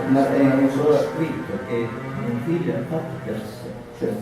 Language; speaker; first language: Italian; native; Italian